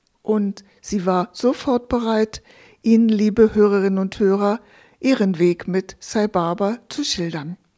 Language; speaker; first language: German; native; German